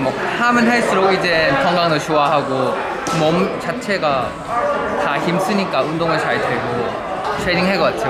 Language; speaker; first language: Korean; non-native, fluent; Thai